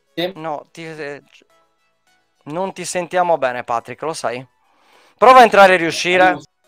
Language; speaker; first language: Italian; native; Italian